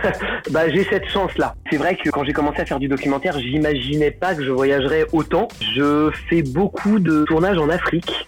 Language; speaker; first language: French; native; French